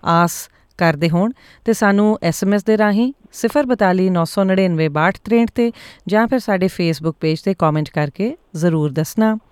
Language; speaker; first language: Punjabi; native; Punjabi